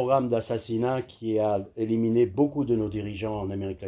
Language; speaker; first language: French; native; French